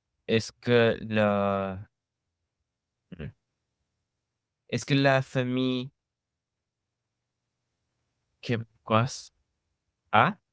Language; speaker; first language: French; non-native, learner; English